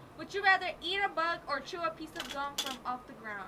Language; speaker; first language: English; early bilingual, other home language; Spanish